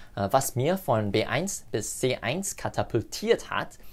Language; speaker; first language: English; non-native, local second language; Cantonese